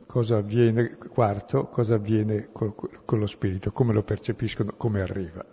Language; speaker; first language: Italian; non-native, local second language; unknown